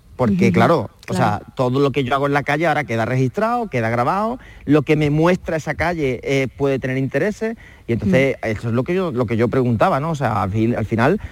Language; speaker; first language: Spanish; native; Spanish